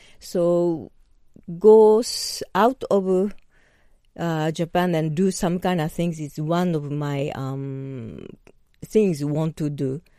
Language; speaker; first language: English; non-native, learner; Japanese